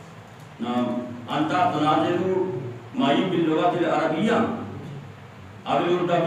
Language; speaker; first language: Arabic; non-native, learner; Urdu